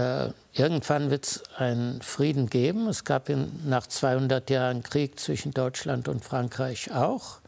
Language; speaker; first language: German; early bilingual, heritage; German